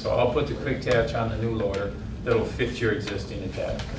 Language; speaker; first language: English; native; English